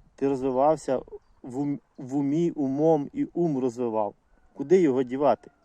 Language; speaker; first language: Ukrainian; non-native, local second language; Russian